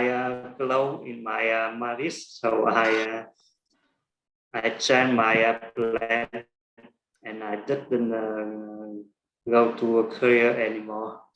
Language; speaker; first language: English; non-native, learner; Vietnamese